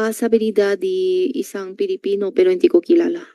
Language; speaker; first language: Filipino; non-native, learner; Chinese